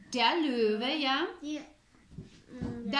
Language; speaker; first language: German; non-native, fluent; Ukrainian